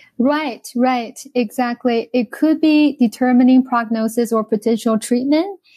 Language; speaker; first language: English; non-native, fluent; Chinese